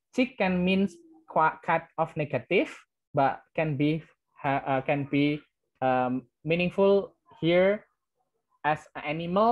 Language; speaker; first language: English; non-native, learner; Indonesian